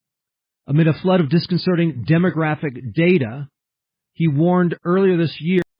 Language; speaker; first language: English; early bilingual, heritage; English